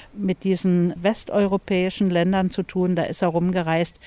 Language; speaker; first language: German; native; German